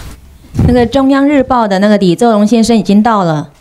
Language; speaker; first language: Chinese; native; Chinese